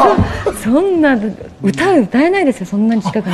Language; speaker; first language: Japanese; native; Japanese